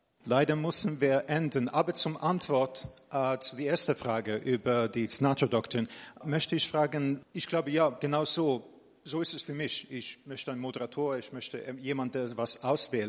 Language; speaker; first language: German; non-native, fluent; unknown